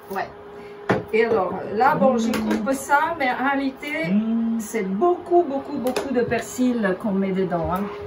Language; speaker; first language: French; non-native, fluent; Italian